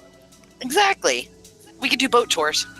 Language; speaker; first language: English; native; English